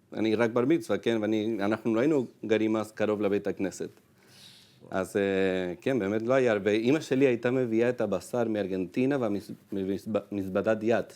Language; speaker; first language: Hebrew; non-native, fluent; Spanish